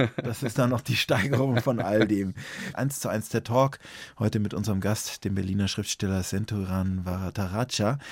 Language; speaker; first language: German; native; German